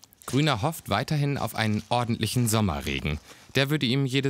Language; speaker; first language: German; native; German